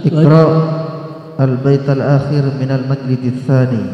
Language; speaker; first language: Arabic; non-native, fluent; Indonesian